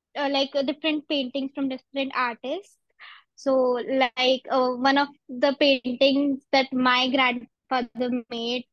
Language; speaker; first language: English; non-native, local second language; Punjabi